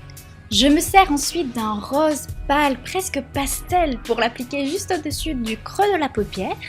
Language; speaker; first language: French; native; French